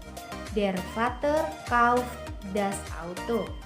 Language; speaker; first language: German; non-native, learner; Indonesian